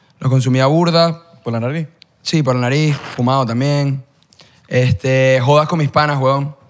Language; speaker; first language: Spanish; native; Spanish